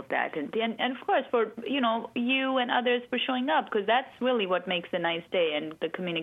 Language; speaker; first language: English; non-native, local second language; Urdu